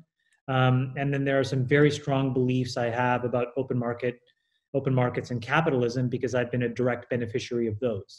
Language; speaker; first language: English; native; English